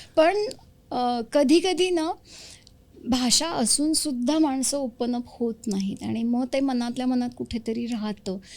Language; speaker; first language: Marathi; native; Marathi